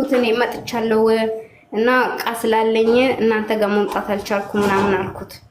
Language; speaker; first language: Amharic; native; Amharic